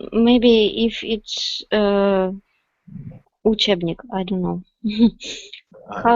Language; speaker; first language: English; non-native, learner; Russian